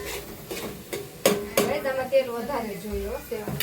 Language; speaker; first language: Gujarati; native; Gujarati